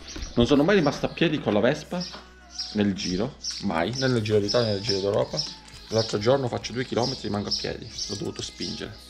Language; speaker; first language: Italian; native; Italian